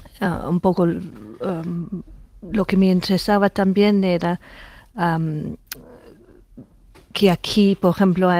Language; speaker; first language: Spanish; non-native, fluent; English